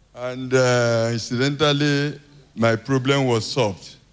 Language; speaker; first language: English; non-native, local second language; Igbo